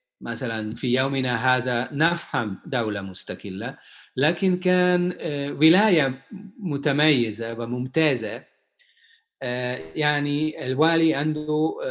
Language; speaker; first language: Arabic; non-native, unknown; Hungarian